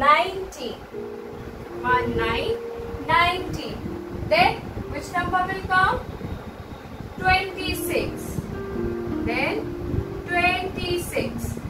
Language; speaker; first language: English; non-native, local second language; Hindi